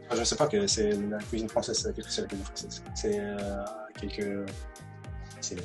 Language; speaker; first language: French; non-native, learner; Russian